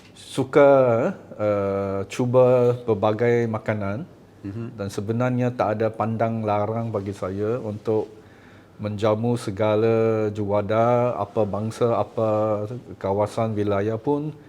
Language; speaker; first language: Malay; non-native, local second language; Cantonese